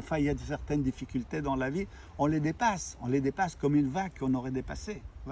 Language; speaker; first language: French; native; French